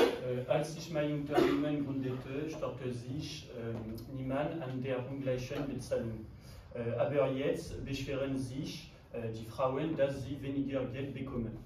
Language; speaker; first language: German; non-native, learner; French